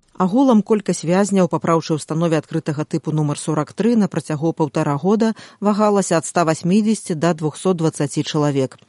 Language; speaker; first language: Belarusian; native; Belarusian